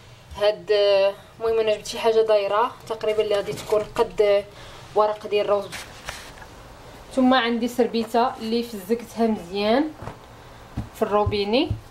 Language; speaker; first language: Arabic; native; Arabic